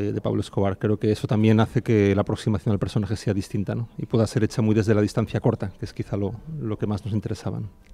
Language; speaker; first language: Spanish; native; Spanish